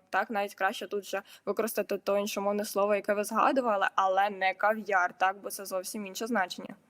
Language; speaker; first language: Ukrainian; native; Ukrainian